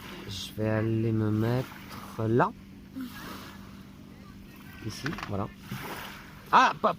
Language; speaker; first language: French; native; French